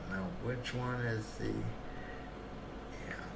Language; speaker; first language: English; native; English